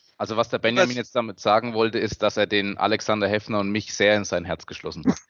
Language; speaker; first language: German; native; German